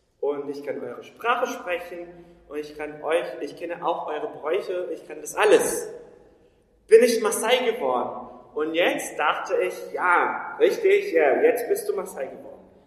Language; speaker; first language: German; non-native, fluent; Portuguese